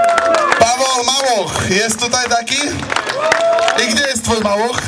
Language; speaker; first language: Polish; non-native, learner; Slovak